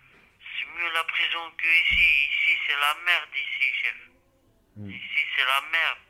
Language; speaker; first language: French; non-native, learner; Romanian